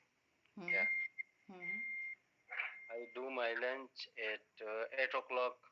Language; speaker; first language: English; non-native, learner; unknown